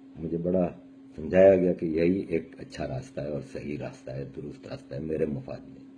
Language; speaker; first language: Urdu; native; Urdu